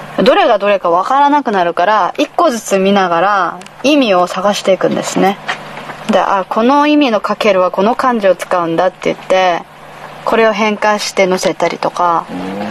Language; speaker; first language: Japanese; non-native, fluent; Korean